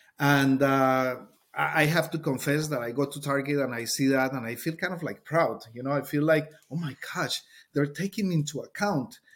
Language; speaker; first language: English; non-native, fluent; Spanish